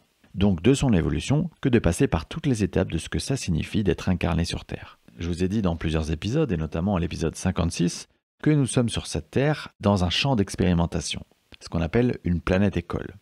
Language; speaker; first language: French; native; French